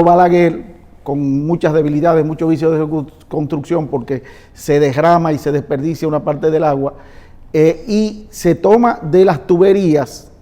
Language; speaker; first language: Spanish; native; Spanish